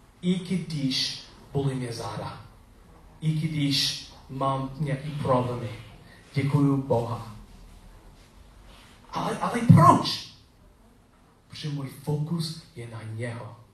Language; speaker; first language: Czech; non-native, learner; English